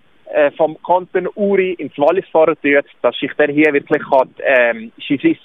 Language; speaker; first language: German; native; German